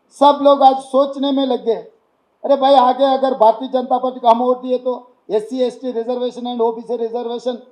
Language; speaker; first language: Hindi; non-native, local second language; Telugu